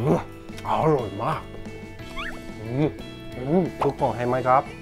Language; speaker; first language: Thai; non-native, learner; Japanese